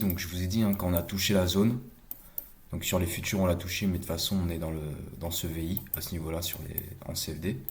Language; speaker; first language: French; native; French